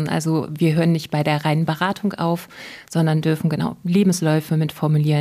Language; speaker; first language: German; native; German